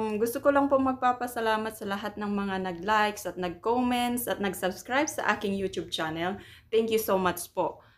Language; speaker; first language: Filipino; non-native, local second language; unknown